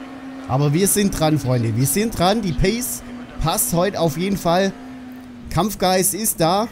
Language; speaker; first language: German; native; German